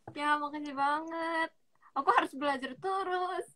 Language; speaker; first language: Indonesian; non-native, fluent; Japanese